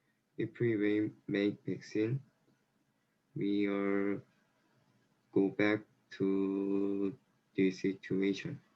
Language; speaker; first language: English; non-native, learner; Korean